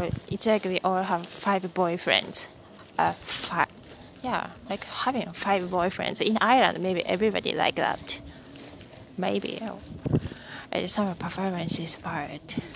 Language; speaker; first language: English; non-native, learner; Japanese